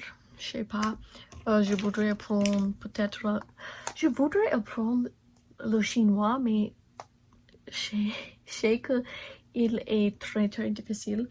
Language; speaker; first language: French; non-native, learner; English